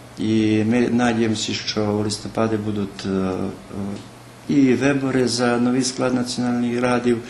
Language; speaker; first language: Ukrainian; early bilingual, heritage; Ukrainian